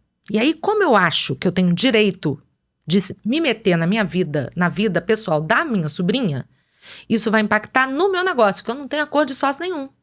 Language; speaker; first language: Portuguese; native; Portuguese